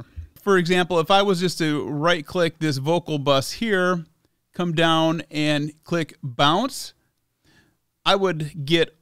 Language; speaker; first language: English; native; English